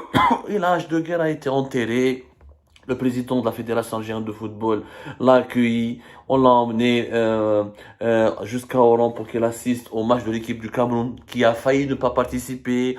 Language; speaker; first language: French; non-native, local second language; Arabic